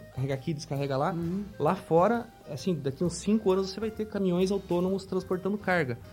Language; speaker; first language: Portuguese; native; Portuguese